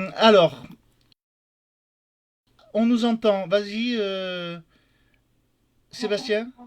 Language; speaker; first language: French; native; French